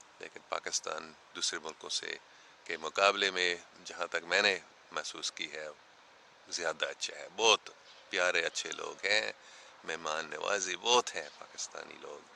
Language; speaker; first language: Urdu; non-native, fluent; English